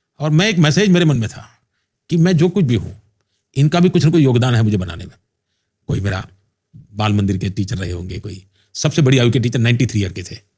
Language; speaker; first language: Hindi; non-native, local second language; Gujarati